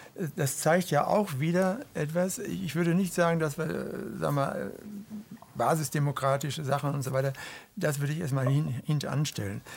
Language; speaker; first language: German; native; German